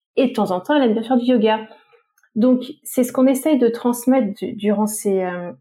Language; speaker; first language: French; native; French